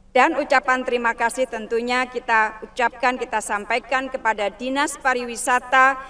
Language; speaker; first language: Indonesian; native; Indonesian